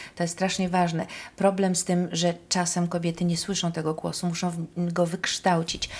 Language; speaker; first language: Polish; native; Polish